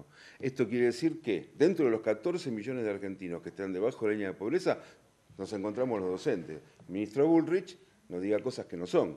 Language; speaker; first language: Spanish; native; Spanish